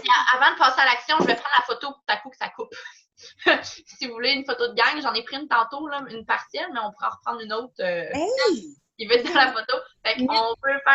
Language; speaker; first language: French; native; French